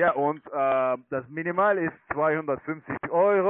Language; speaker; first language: German; non-native, learner; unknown